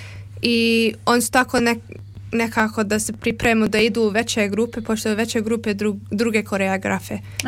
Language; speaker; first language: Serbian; early bilingual, heritage; Serbian